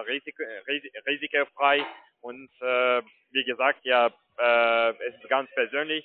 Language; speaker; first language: German; non-native, fluent; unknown